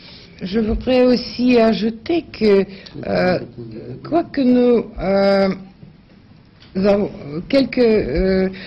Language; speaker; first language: French; non-native, fluent; Russian